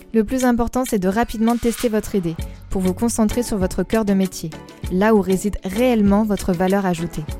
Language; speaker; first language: French; native; French